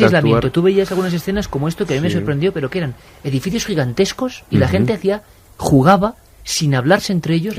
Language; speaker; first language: Spanish; native; Spanish